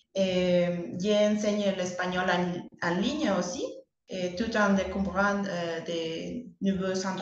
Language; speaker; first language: French; non-native, learner; Spanish